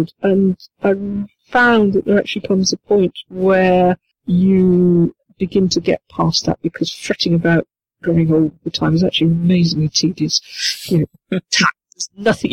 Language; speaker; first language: English; native; English